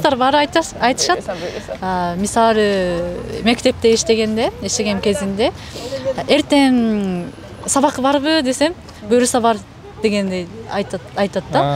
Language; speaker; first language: Kyrgyz; non-native, fluent; Japanese